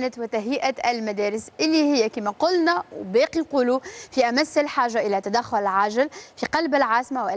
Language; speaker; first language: Arabic; native; Arabic